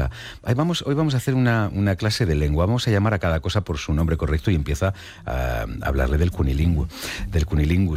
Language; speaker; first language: Spanish; native; Spanish